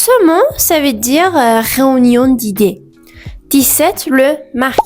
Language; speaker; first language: French; non-native, fluent; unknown